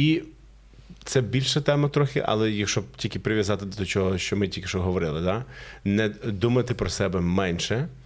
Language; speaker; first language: Ukrainian; non-native, fluent; English